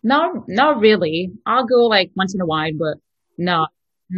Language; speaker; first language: English; non-native, fluent; French